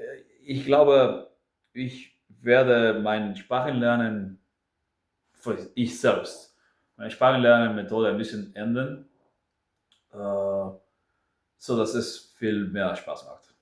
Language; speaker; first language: German; non-native, fluent; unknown